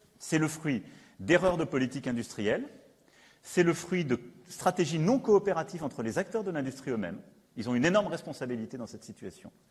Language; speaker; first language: French; native; French